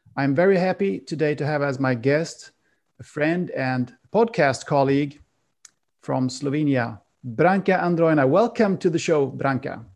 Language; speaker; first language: English; non-native, fluent; Swedish